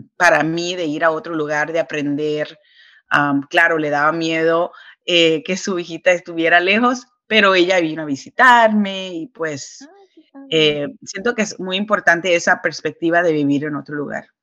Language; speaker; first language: Spanish; early bilingual, heritage; Spanish